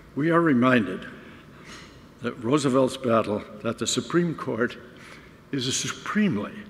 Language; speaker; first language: English; native; English